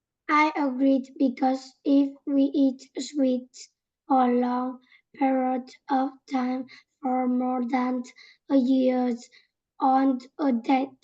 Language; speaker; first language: English; non-native, learner; Vietnamese